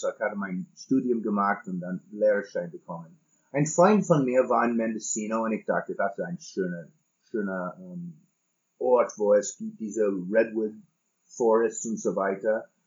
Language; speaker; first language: German; non-native, fluent; English